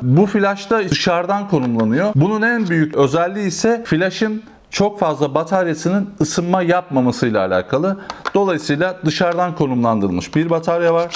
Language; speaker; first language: Turkish; native; Turkish